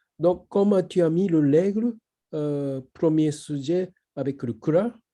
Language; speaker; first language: French; non-native, fluent; Japanese